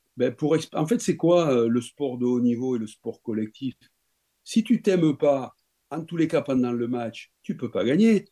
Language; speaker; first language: French; native; French